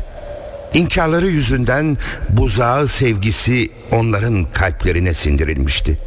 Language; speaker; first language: Turkish; native; Turkish